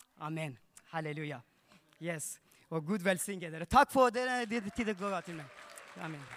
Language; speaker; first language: Norwegian; non-native, learner; Persian